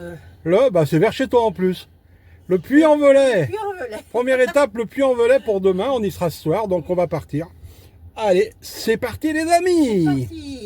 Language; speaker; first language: French; native; French